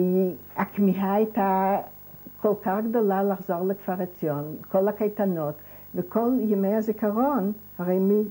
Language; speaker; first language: Hebrew; non-native, fluent; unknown